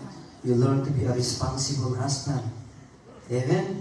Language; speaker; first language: English; non-native, local second language; Filipino